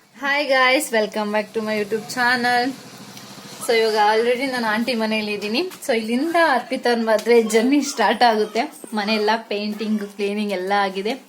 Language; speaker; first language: Kannada; non-native, local second language; Lambadi